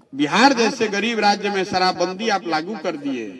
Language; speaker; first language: Hindi; native; Hindi